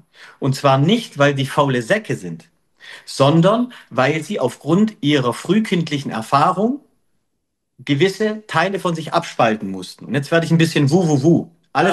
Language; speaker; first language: German; native; German